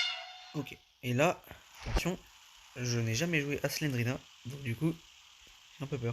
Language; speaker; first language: French; native; French